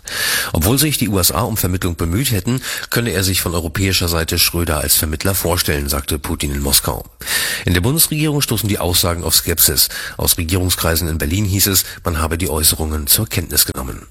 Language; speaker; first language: German; native; German